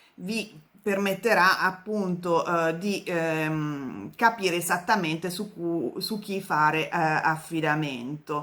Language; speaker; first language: Italian; native; Italian